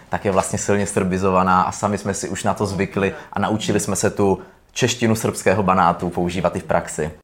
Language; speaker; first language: Czech; native; Czech